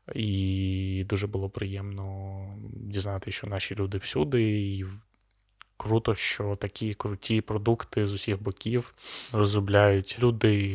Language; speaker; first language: Ukrainian; non-native, local second language; Russian